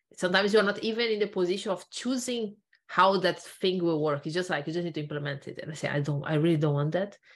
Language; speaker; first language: English; non-native, fluent; Portuguese